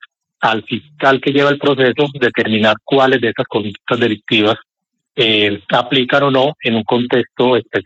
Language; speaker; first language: Spanish; native; Spanish